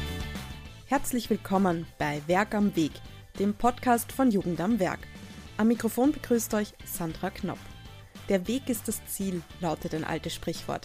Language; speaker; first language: German; native; German